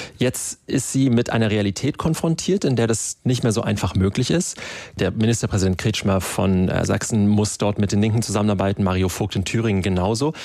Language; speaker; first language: German; native; German